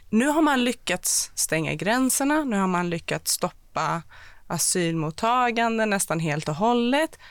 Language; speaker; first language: Swedish; early bilingual, other home language; Persian